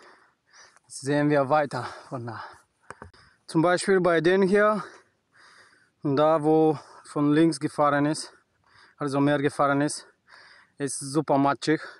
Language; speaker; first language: German; non-native, learner; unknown